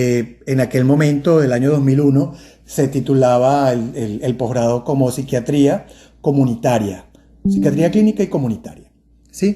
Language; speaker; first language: Spanish; native; Spanish